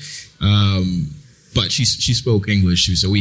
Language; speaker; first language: English; early bilingual, other home language; French